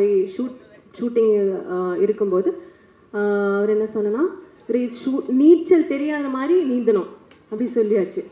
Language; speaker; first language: Tamil; non-native, learner; Malayalam